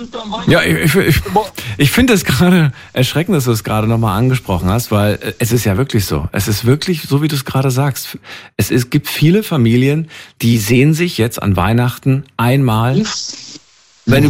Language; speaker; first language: German; native; German